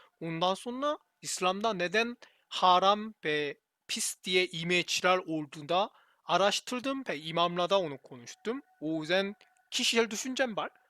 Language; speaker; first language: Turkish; non-native, learner; Korean